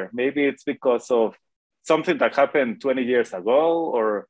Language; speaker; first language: English; non-native, fluent; Spanish